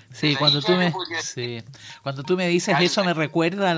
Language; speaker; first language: Spanish; native; Spanish